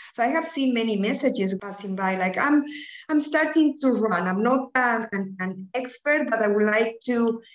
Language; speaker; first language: English; non-native, fluent; Spanish